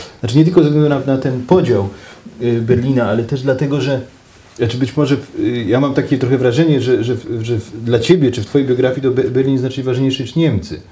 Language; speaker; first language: Polish; native; Polish